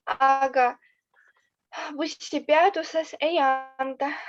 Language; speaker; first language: Estonian; non-native, learner; Russian